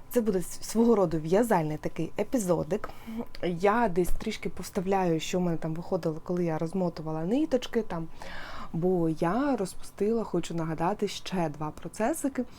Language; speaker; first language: Ukrainian; non-native, local second language; Russian